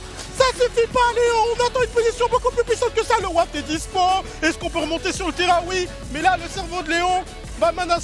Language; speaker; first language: French; native; French